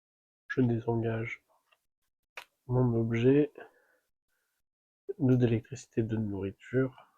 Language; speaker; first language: French; native; French